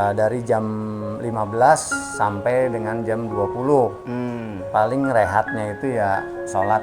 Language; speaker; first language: Indonesian; native; Indonesian